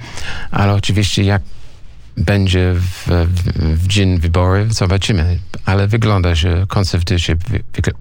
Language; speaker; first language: Polish; non-native, fluent; English